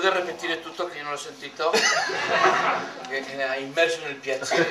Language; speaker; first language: Italian; non-native, learner; Spanish